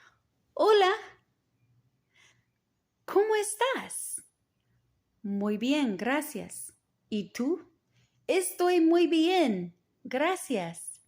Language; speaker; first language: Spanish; non-native, learner; English